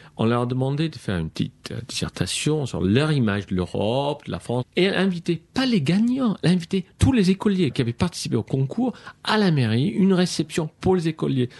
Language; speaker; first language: French; non-native, fluent; English